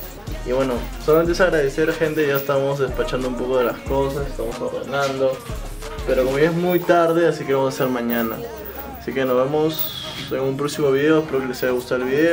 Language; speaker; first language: Spanish; native; Spanish